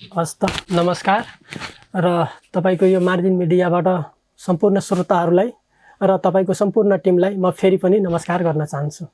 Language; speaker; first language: Nepali; non-native, local second language; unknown